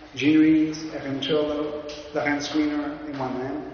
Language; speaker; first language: French; native; French